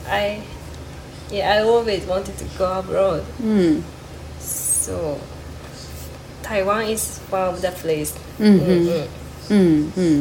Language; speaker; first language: English; non-native, learner; Japanese